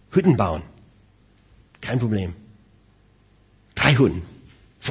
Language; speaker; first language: German; non-native, fluent; English